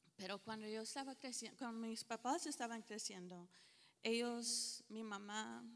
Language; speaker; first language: Spanish; early bilingual, heritage; Spanish